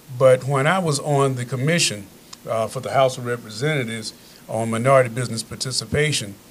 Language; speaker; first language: English; native; English